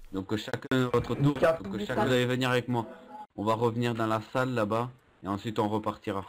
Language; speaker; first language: French; native; French